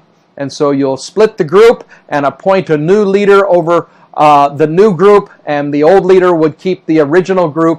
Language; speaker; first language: English; native; English